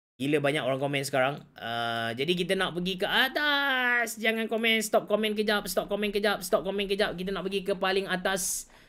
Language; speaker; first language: Malay; native; Malay